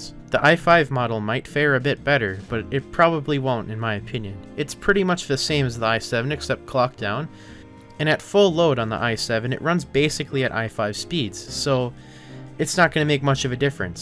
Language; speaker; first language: English; native; English